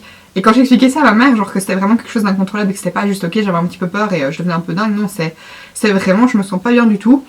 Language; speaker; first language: French; native; French